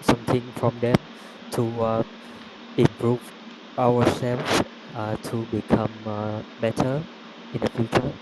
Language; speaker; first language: English; non-native, learner; Vietnamese